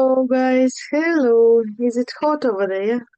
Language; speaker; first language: English; non-native, learner; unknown